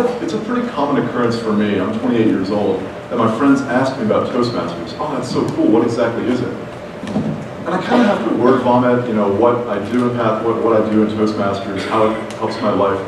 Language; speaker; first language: English; native; English